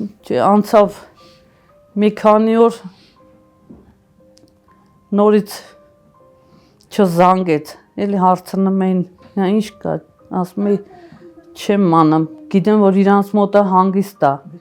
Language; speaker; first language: Armenian; native; Armenian